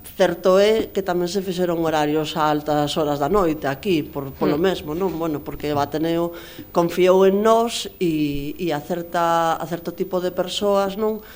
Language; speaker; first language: Galician; non-native, local second language; Spanish